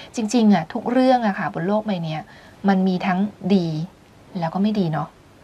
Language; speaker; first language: Thai; native; Thai